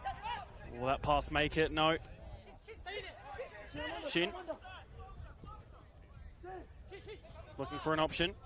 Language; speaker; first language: English; native; English